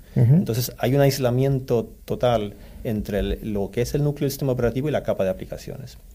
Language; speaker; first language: Spanish; early bilingual, other home language; Swedish